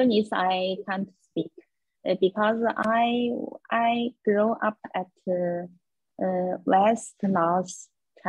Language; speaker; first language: English; non-native, learner; Chinese